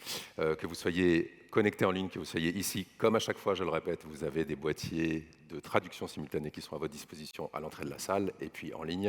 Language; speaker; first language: French; native; French